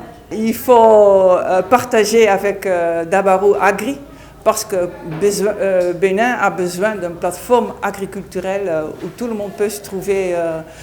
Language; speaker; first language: French; non-native, fluent; Dutch